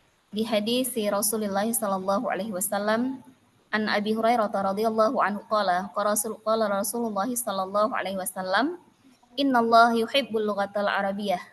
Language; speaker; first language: Arabic; non-native, learner; Indonesian